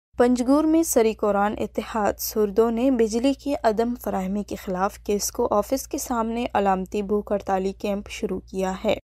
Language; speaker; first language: Urdu; non-native, local second language; Baluchi